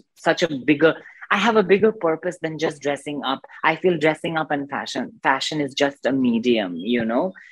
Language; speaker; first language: English; non-native, local second language; Nepali